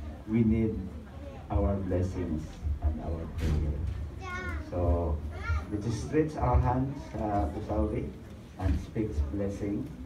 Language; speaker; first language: English; non-native, local second language; Filipino